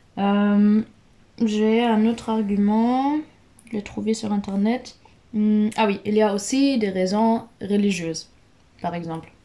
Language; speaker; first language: French; non-native, fluent; German